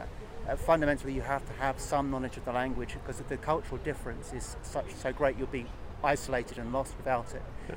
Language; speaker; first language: English; native; English